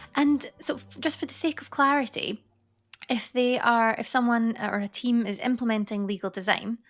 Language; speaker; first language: English; native; English